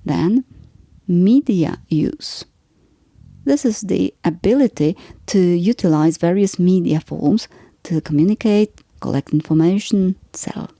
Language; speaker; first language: English; non-native, fluent; Polish